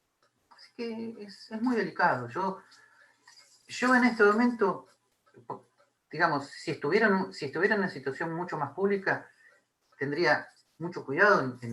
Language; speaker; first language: Spanish; native; Spanish